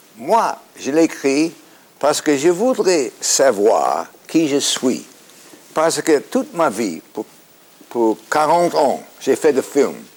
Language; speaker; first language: French; non-native, fluent; English